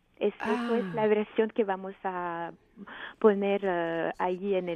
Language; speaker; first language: Spanish; non-native, fluent; French